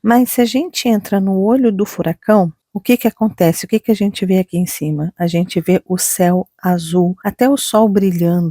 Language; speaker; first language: Portuguese; native; Portuguese